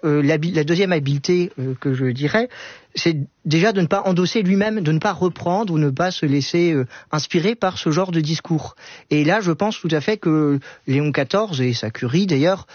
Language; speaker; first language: French; native; French